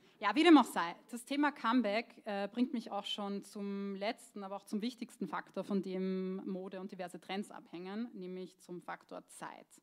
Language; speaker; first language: German; early bilingual, other home language; Croatian